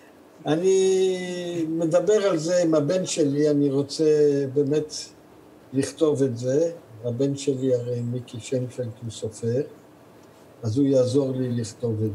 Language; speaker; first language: Hebrew; early bilingual, other home language; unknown